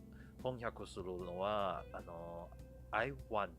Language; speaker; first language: Japanese; non-native, fluent; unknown